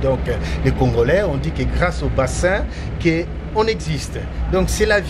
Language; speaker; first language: French; non-native, local second language; Lingala